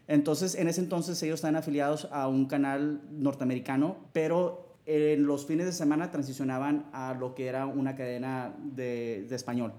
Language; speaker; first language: Spanish; early bilingual, heritage; Spanish